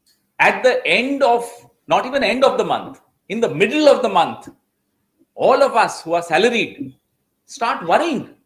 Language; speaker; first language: English; non-native, local second language; Hindi